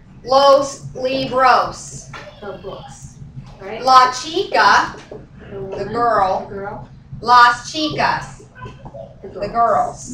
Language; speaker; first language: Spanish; non-native, fluent; English